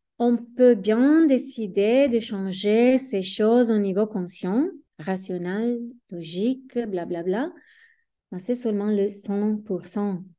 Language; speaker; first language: French; non-native, fluent; Italian